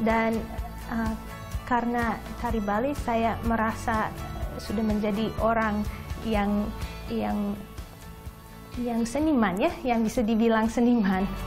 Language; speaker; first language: Indonesian; non-native, fluent; English